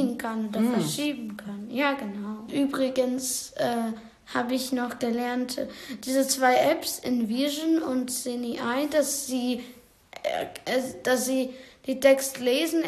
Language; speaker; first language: German; non-native, learner; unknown